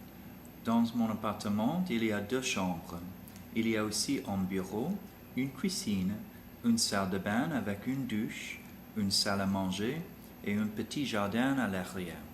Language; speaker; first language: French; non-native, learner; English